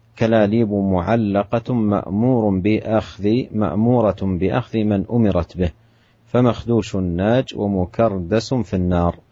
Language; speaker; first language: Arabic; native; Arabic